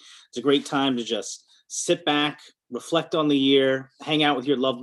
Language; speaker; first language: English; native; English